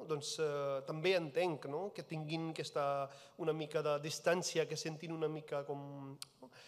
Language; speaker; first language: Catalan; non-native, fluent; Punjabi